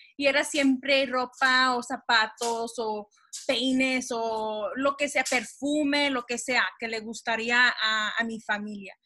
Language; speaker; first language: Spanish; early bilingual, heritage; Spanish